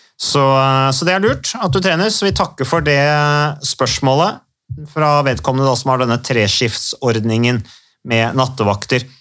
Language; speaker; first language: Norwegian; native; Norwegian